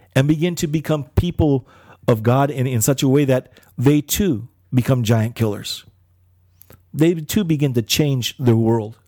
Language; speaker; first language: English; early bilingual, other home language; Filipino